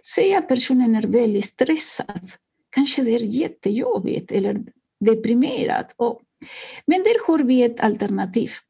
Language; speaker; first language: Swedish; non-native, fluent; Spanish